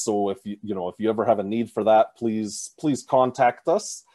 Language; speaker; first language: English; native; English